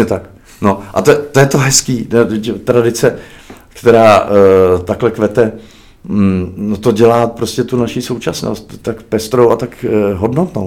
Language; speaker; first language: Czech; native; Czech